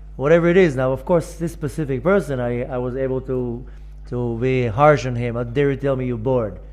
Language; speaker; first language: English; non-native, fluent; Hebrew